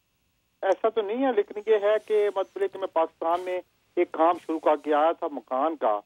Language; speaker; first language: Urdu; non-native, local second language; Punjabi